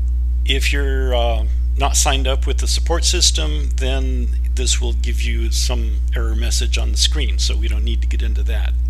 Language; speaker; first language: English; native; English